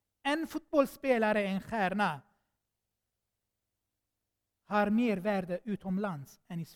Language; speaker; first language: Swedish; non-native, fluent; Armenian